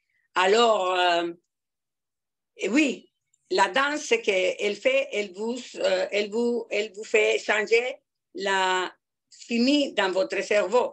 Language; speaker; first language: French; non-native, fluent; Spanish